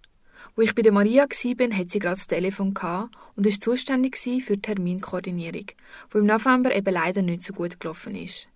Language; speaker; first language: German; native; German